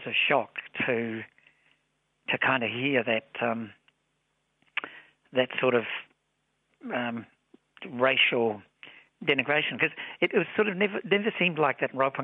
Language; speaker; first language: English; native; English